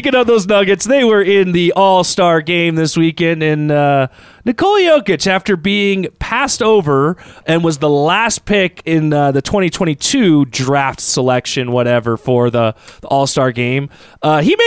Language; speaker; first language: English; native; English